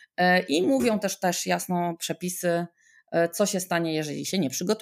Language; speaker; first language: Polish; native; Polish